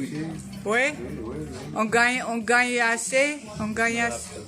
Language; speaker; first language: French; non-native, learner; Dutch